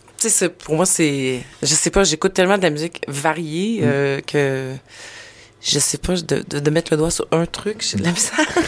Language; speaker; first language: French; native; French